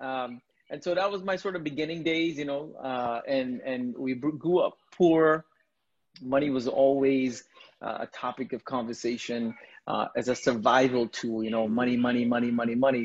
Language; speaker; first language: English; non-native, local second language; Tamil